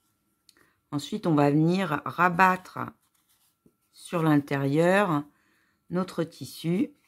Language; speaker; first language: French; native; French